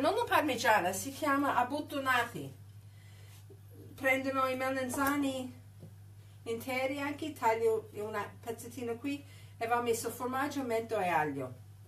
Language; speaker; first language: Italian; non-native, fluent; English